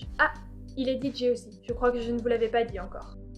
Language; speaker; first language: French; native; French